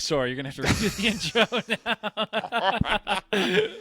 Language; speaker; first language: English; native; English